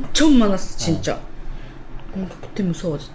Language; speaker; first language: Korean; non-native, learner; Japanese